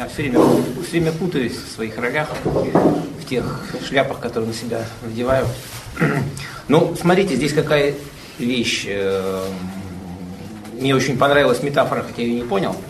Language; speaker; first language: Russian; native; Russian